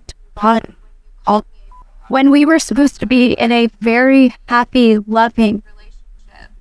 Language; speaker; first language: English; native; English